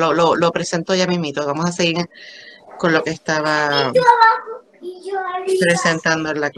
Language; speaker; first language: Spanish; native; Spanish